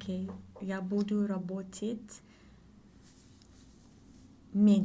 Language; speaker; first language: Russian; non-native, learner; English